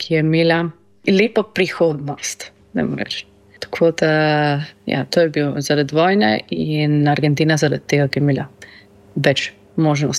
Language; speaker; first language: Slovenian; non-native, fluent; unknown